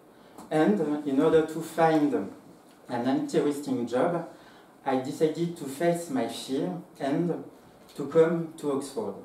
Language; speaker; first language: English; non-native, fluent; French